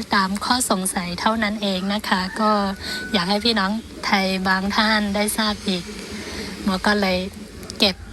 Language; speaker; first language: Thai; non-native, fluent; Shan